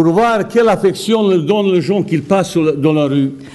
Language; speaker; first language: French; non-native, fluent; Bosnian